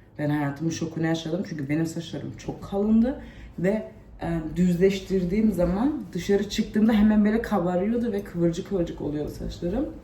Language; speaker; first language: Turkish; early bilingual, heritage; Turkish